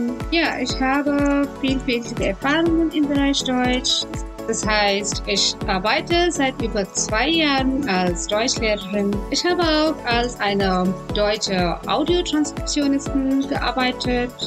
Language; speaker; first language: German; non-native, fluent; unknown